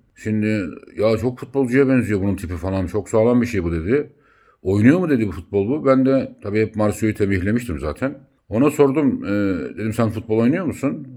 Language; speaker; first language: Turkish; native; Turkish